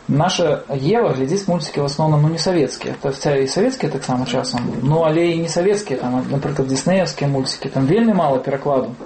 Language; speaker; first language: Belarusian; non-native, local second language; Russian